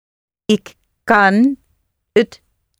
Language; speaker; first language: Dutch; non-native, learner; English